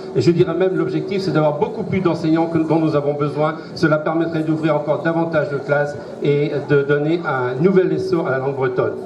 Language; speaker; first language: French; non-native, local second language; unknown